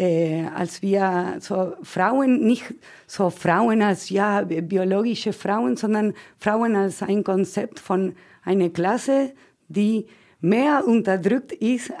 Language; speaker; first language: German; non-native, fluent; Spanish